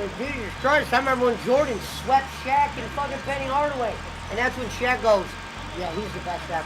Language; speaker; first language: English; native; English